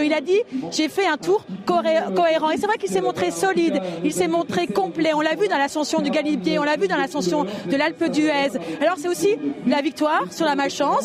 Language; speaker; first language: French; native; French